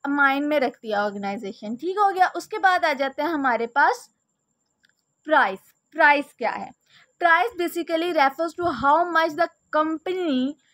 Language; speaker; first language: Urdu; native; Urdu